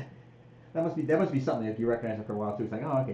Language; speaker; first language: English; native; English